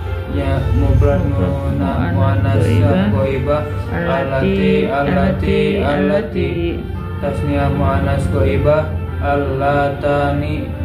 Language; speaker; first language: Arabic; non-native, learner; Indonesian